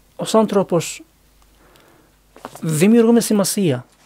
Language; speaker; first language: Greek; non-native, learner; Turkish